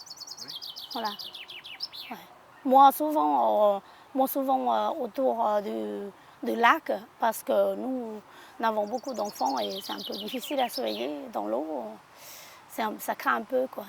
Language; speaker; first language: French; non-native, learner; Hmong